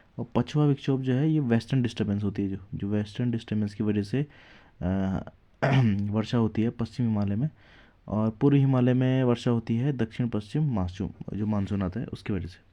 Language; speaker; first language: Hindi; native; Hindi